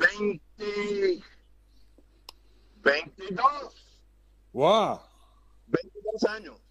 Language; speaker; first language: Spanish; non-native, learner; English